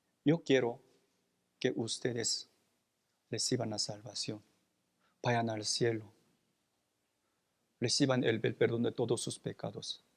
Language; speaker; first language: Spanish; non-native, fluent; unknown